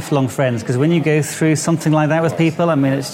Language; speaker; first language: English; native; English